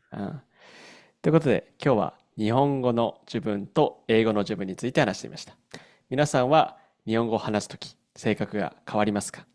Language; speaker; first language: Japanese; native; Japanese